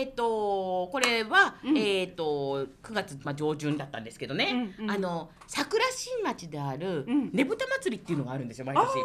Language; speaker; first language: Japanese; native; Japanese